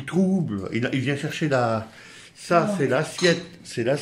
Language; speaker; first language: French; native; French